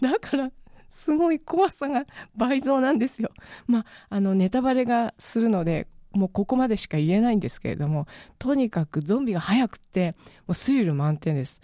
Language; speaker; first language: Japanese; native; Japanese